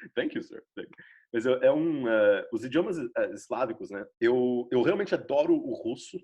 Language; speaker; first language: Portuguese; native; Portuguese